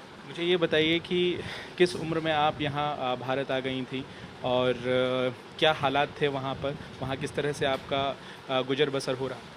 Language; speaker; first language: Hindi; native; Hindi